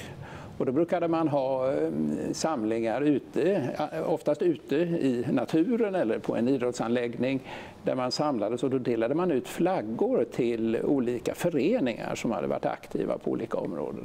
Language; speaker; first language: Swedish; native; Swedish